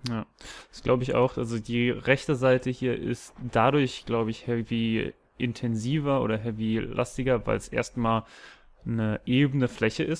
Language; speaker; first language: German; native; German